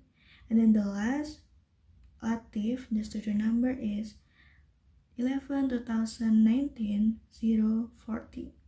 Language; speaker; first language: English; non-native, learner; Indonesian